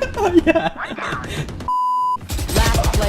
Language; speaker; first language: English; non-native, learner; Thai